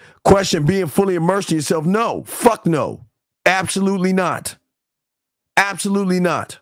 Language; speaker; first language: English; native; English